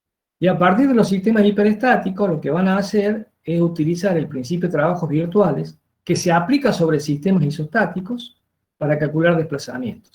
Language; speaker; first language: Spanish; native; Spanish